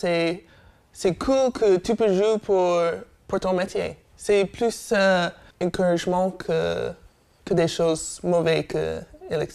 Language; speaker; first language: French; non-native, fluent; English